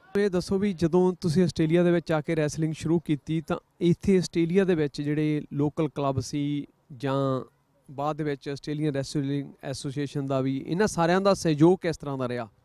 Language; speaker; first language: Punjabi; native; Punjabi